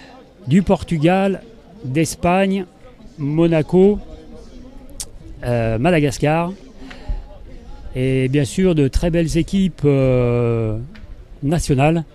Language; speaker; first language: French; native; French